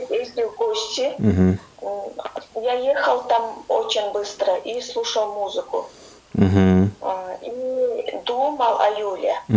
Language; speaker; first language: Russian; non-native, learner; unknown